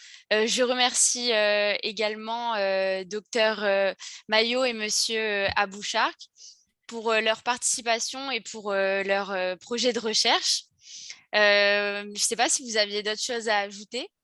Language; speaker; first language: French; native; French